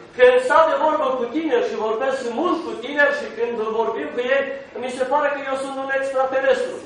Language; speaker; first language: Romanian; non-native, fluent; German